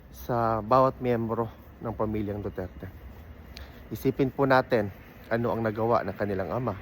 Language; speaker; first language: Filipino; native; Filipino